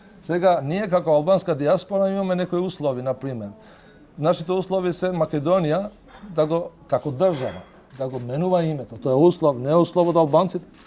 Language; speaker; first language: Macedonian; non-native, local second language; Albanian